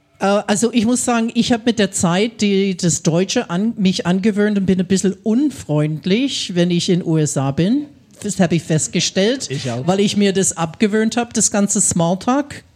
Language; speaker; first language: German; non-native, fluent; English